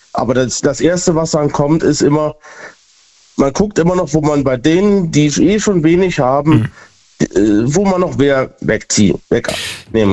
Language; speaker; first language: German; native; German